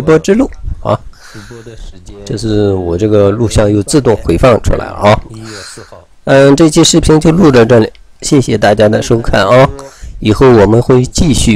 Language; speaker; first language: Chinese; native; Chinese